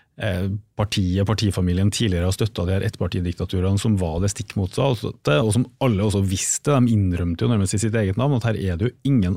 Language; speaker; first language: Norwegian; native; Norwegian